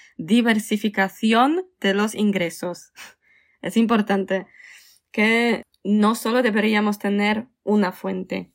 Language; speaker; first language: Spanish; non-native, fluent; Polish